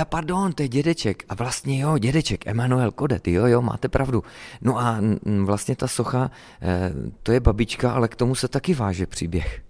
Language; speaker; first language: Czech; native; Czech